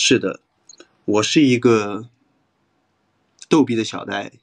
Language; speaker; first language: Chinese; native; Chinese